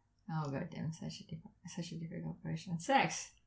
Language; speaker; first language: English; non-native, fluent; Russian